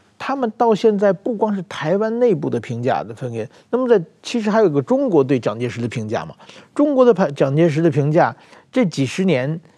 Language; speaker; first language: Chinese; non-native, fluent; Japanese